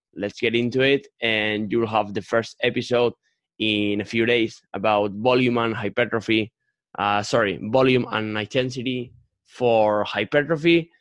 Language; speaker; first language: English; non-native, fluent; Spanish